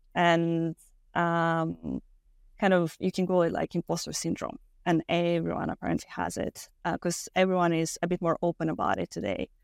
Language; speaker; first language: English; non-native, fluent; Romanian